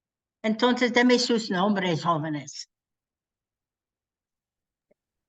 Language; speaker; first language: Spanish; non-native, learner; English